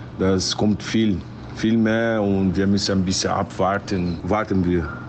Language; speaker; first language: German; non-native, learner; Portuguese